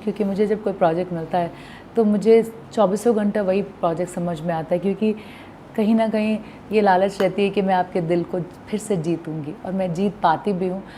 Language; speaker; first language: Hindi; non-native, local second language; Bhojpuri